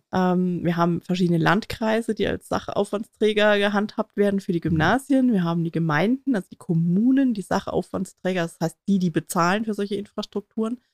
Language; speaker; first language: German; native; German